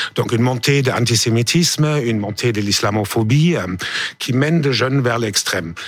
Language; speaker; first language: French; non-native, fluent; German